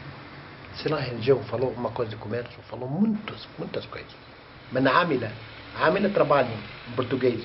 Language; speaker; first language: Portuguese; non-native, learner; Arabic